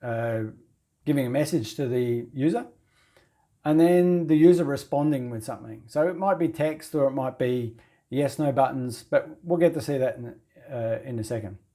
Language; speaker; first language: English; native; English